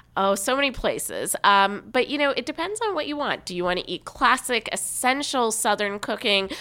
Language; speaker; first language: English; native; English